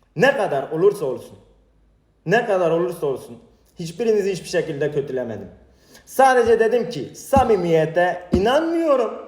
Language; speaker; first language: Turkish; non-native, local second language; Kurdish